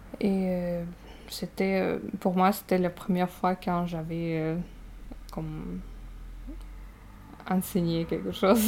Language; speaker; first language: French; non-native, fluent; Russian